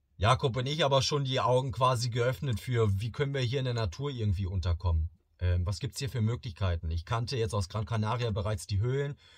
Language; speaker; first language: German; early bilingual, other home language; Bosnian